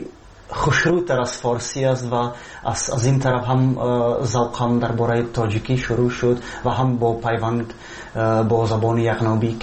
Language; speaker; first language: Tajik; non-native, fluent; Czech